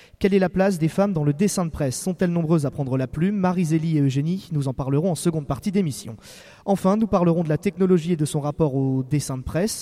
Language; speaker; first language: French; native; French